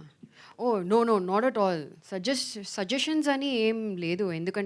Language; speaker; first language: Telugu; non-native, fluent; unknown